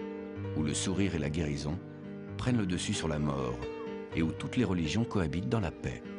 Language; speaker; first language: French; native; French